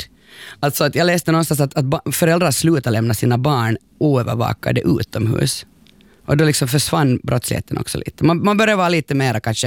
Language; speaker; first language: Swedish; native; Swedish